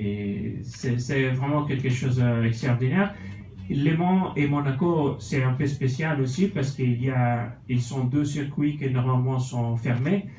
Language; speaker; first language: French; non-native, fluent; Italian